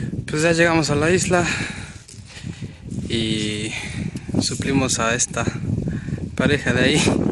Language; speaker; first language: Spanish; native; Spanish